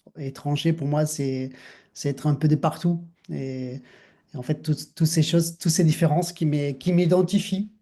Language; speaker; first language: French; non-native, fluent; Spanish